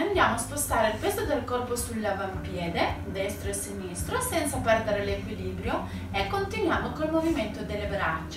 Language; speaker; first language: Italian; native; Italian